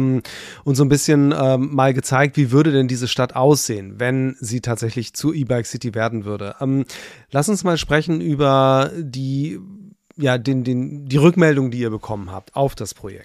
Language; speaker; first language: German; native; German